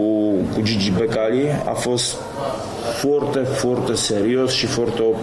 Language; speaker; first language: Romanian; non-native, fluent; Polish